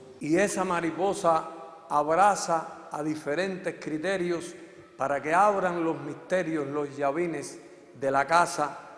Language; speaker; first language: Spanish; native; Spanish